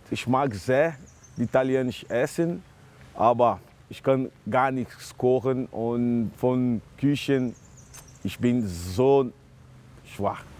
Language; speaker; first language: German; non-native, learner; Portuguese